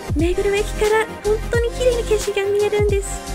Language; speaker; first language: Japanese; non-native, fluent; English